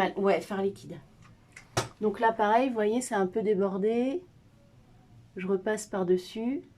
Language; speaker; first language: French; native; French